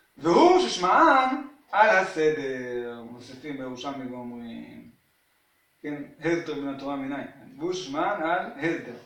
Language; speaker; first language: Hebrew; native; Hebrew